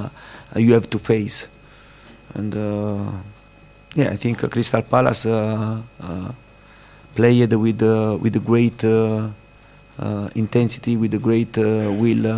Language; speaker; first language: English; non-native, fluent; Italian